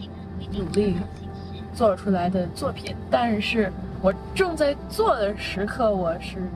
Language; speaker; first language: Chinese; early bilingual, heritage; English